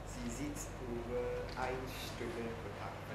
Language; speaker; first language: German; non-native, learner; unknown